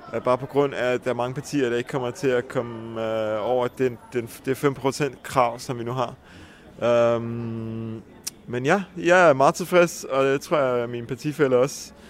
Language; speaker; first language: Danish; early bilingual, heritage; Danish